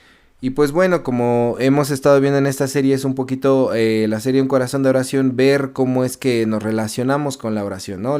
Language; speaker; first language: Spanish; native; Spanish